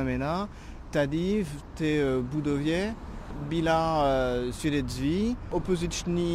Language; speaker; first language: Czech; non-native, fluent; French